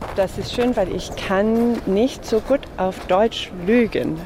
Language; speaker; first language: German; non-native, fluent; English